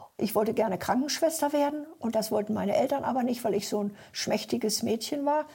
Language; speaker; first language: German; native; German